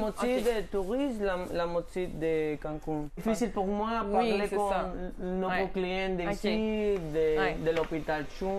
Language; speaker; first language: French; non-native, learner; Spanish